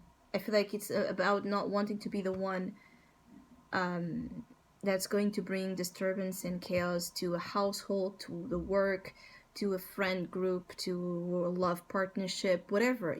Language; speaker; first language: English; non-native, fluent; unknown